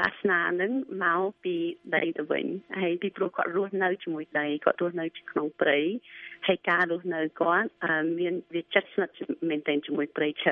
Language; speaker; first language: Khmer; early bilingual, heritage; Khmer